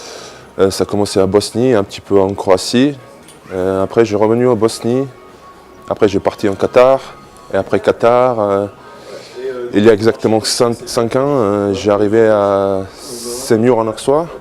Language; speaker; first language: French; non-native, fluent; Bosnian